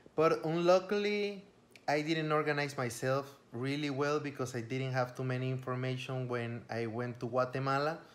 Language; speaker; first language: English; non-native, fluent; Spanish